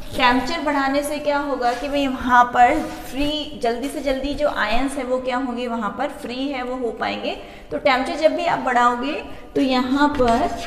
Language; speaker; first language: Hindi; native; Hindi